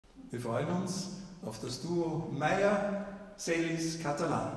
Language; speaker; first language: German; native; German